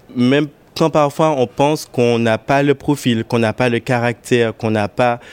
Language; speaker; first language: French; native; French